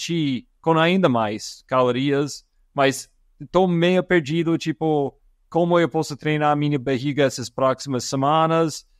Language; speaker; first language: Portuguese; non-native, fluent; English